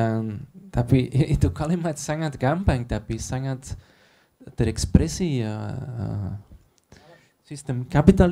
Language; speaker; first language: Indonesian; non-native, learner; Dutch